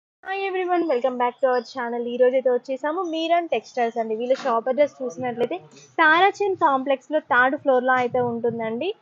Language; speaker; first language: Telugu; native; Telugu